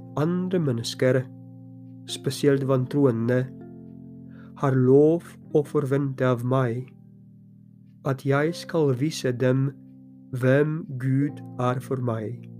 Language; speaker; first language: Norwegian; non-native, fluent; Polish